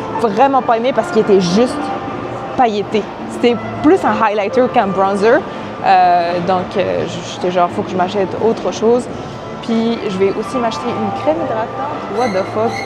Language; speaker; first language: French; early bilingual, other home language; Arabic